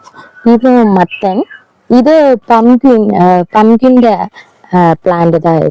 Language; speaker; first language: Telugu; non-native, learner; Malayalam